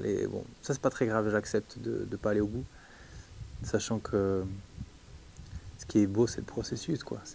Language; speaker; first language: French; native; French